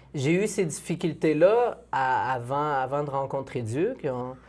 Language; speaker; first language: French; native; French